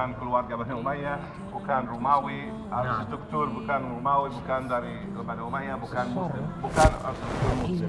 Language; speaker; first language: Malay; non-native, learner; Arabic